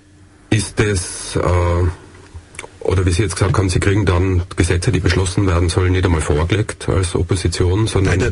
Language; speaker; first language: German; native; German